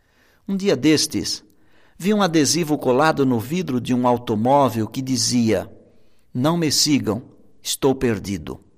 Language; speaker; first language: Portuguese; native; Portuguese